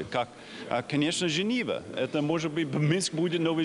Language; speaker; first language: Russian; non-native, fluent; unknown